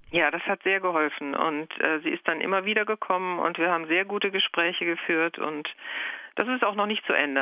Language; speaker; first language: German; native; German